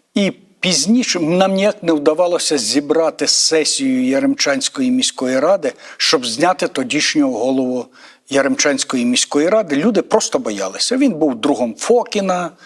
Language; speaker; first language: Ukrainian; native; Ukrainian